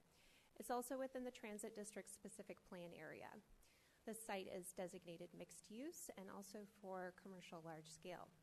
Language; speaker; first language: English; native; English